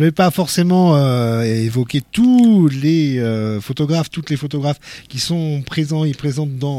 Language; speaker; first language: French; native; French